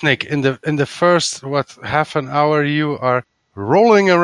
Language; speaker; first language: English; non-native, fluent; Dutch